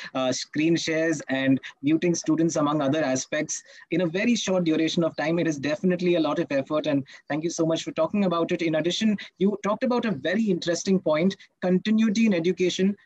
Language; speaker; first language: English; non-native, local second language; Hindi